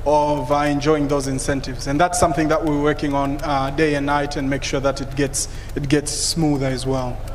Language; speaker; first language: English; non-native, local second language; Swahili